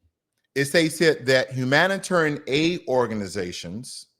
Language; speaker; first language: English; native; English